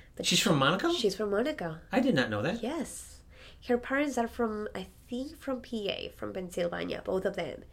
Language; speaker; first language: English; non-native, fluent; Spanish